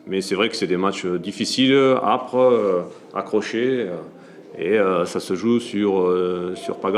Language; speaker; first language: French; native; French